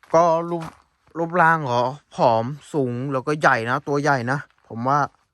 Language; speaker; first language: Thai; non-native, local second language; S'gaw Karen